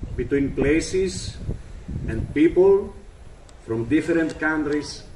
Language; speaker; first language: English; non-native, fluent; Greek